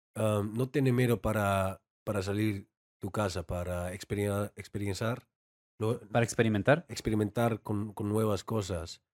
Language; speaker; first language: Spanish; non-native, learner; Dutch